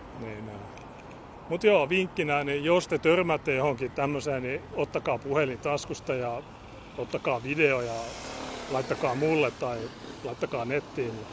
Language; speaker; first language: Finnish; native; Finnish